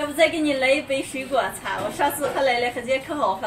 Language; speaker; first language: Chinese; native; Chinese